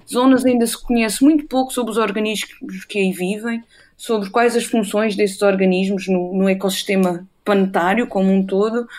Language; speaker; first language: Portuguese; native; Portuguese